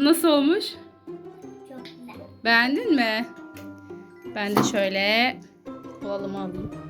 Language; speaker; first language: Turkish; native; Turkish